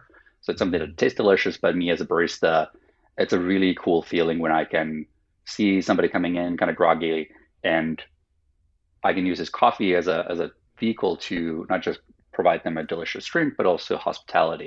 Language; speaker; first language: English; non-native, fluent; Finnish